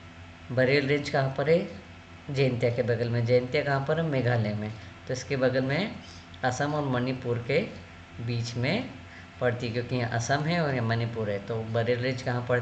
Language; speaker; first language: Hindi; native; Hindi